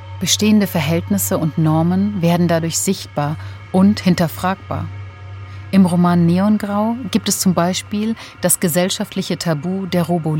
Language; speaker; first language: German; native; German